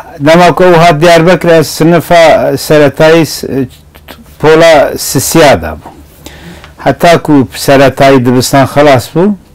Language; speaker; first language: Kurdish; non-native, local second language; Zaza